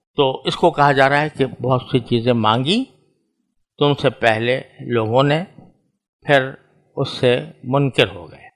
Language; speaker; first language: Urdu; native; Urdu